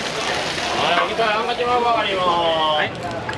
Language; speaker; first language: Japanese; native; Japanese